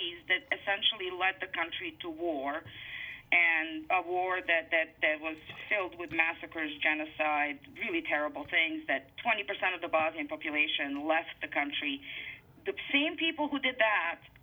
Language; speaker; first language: English; non-native, fluent; Bosnian